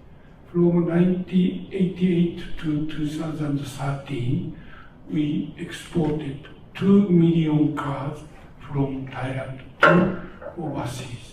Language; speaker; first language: English; non-native, learner; Japanese